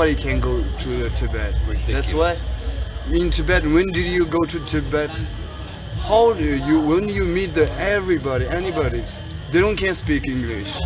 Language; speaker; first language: English; non-native, learner; Tibetan